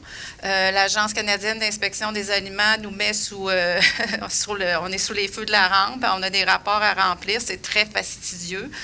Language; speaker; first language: French; native; French